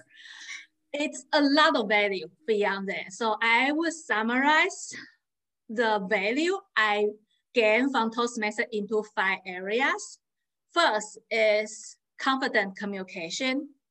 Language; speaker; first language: English; non-native, fluent; Chinese